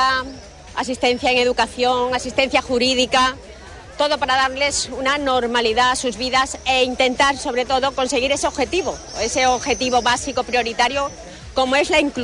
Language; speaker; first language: Spanish; native; Spanish